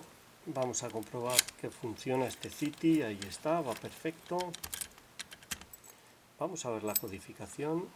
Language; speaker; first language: Spanish; native; Spanish